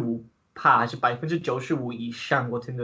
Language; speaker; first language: Chinese; non-native, learner; English